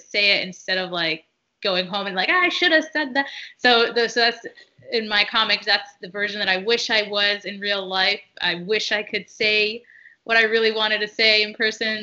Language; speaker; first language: English; early bilingual, other home language; Arabic